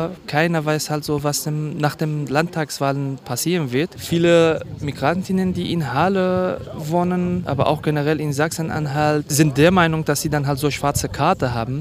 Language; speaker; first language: German; non-native, fluent; Kurdish